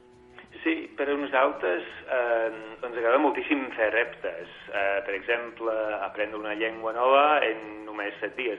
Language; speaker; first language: Catalan; non-native, fluent; English